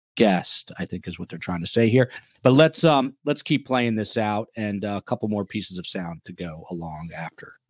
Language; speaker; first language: English; native; English